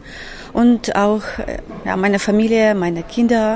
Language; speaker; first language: German; non-native, fluent; Ukrainian